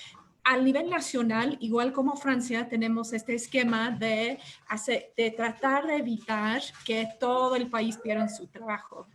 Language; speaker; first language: Spanish; non-native, fluent; English